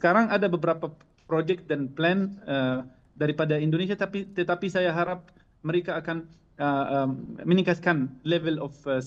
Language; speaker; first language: Indonesian; non-native, fluent; Arabic